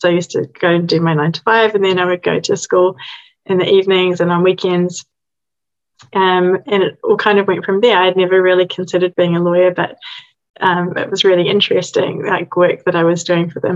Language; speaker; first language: English; native; English